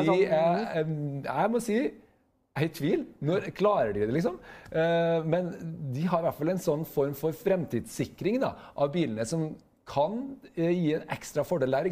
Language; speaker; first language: Norwegian; native; Norwegian